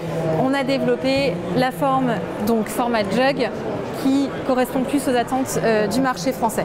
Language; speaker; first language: French; native; French